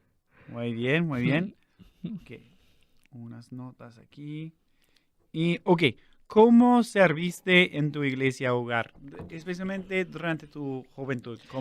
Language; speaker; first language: Spanish; non-native, fluent; English